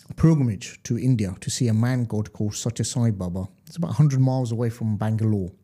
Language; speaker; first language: English; early bilingual, other home language; Hindi